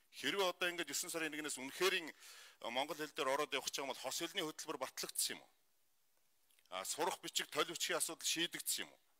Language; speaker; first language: Mongolian; non-native, local second language; Kazakh